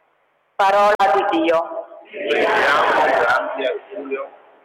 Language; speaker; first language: Italian; native; Italian